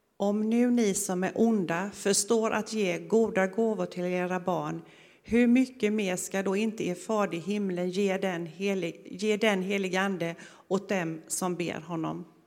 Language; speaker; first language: Swedish; native; Swedish